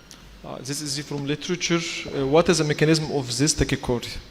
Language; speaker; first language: English; non-native, fluent; Arabic